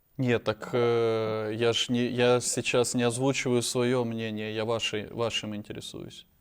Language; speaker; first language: Russian; native; Russian